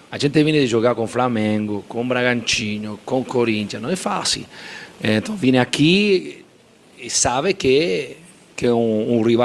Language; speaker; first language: Portuguese; non-native, fluent; Spanish